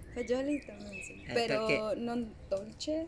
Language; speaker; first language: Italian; non-native, learner; Spanish